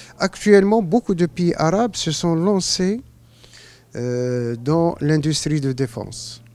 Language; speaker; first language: French; non-native, local second language; Arabic